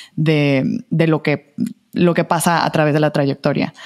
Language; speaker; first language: Spanish; native; Spanish